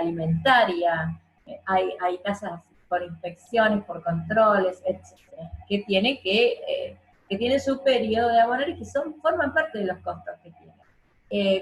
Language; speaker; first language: Spanish; native; Spanish